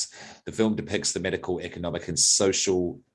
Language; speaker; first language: English; native; English